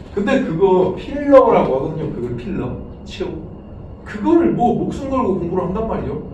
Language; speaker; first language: Korean; native; Korean